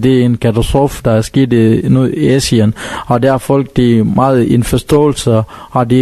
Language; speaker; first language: Danish; non-native, learner; Tamil